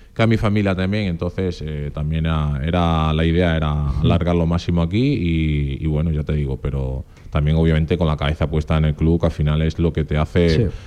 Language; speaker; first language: Spanish; early bilingual, other home language; Portuguese